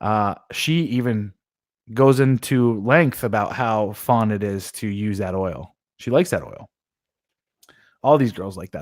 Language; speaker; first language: English; native; English